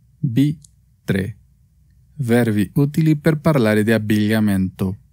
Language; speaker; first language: Italian; non-native, fluent; Spanish